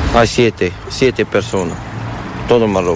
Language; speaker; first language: Spanish; non-native, learner; Arabic